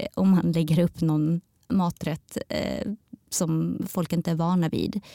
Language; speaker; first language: Swedish; native; Swedish